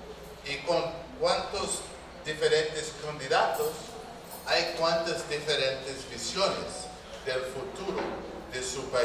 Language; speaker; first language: Spanish; non-native, fluent; English